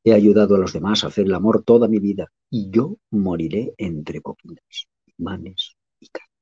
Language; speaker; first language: Spanish; non-native, local second language; Catalan